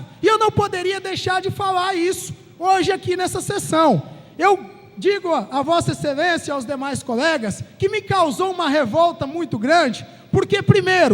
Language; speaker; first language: Portuguese; native; Portuguese